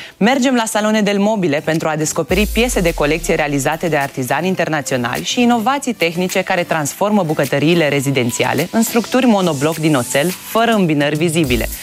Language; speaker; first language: Romanian; native; Romanian